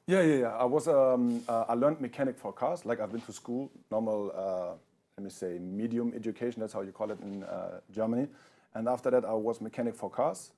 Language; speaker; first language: English; non-native, fluent; German